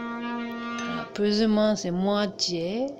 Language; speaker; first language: French; non-native, learner; Japanese